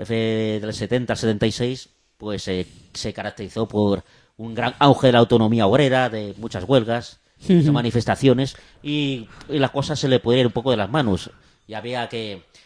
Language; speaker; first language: Spanish; native; Spanish